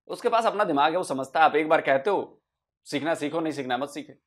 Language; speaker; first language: Hindi; native; Hindi